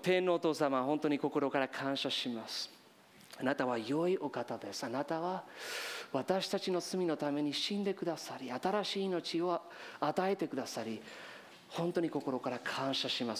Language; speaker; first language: Japanese; non-native, fluent; English